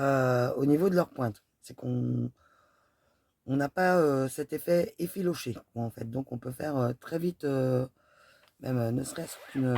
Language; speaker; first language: French; native; French